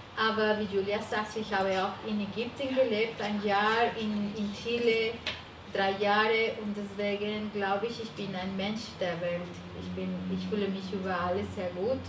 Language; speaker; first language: German; non-native, fluent; Spanish